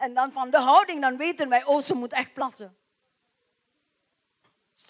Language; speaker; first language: Dutch; non-native, learner; Indonesian